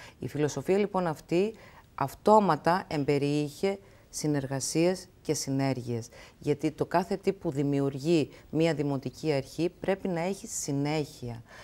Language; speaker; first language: Greek; native; Greek